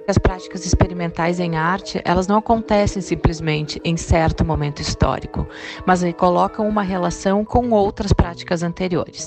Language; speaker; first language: Portuguese; native; Portuguese